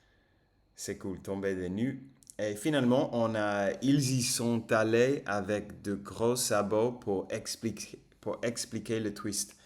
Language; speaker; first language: French; non-native, fluent; English